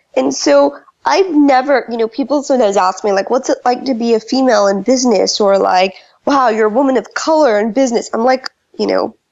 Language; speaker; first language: English; early bilingual, other home language; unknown